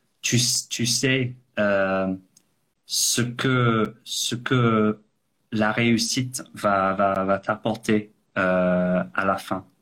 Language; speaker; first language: French; non-native, fluent; English